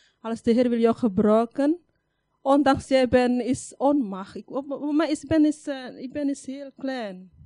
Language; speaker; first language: Dutch; non-native, learner; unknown